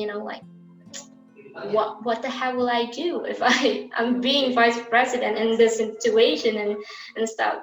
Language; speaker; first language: English; non-native, learner; Indonesian